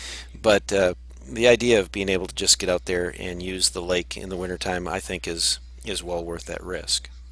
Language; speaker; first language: English; native; English